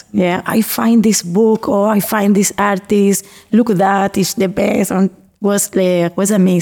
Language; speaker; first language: English; non-native, learner; Spanish